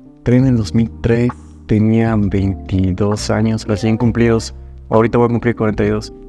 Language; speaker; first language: Spanish; non-native, fluent; Bulgarian